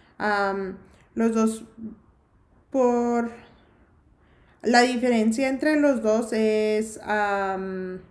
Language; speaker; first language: Spanish; early bilingual, heritage; Spanish